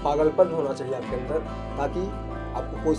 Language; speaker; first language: Hindi; native; Hindi